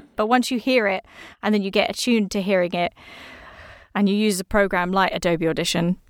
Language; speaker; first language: English; native; English